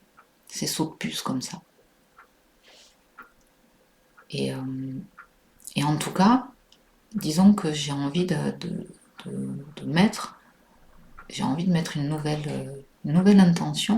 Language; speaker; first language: French; native; French